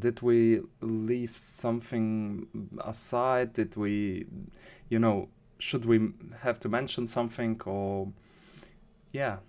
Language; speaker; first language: English; non-native, fluent; German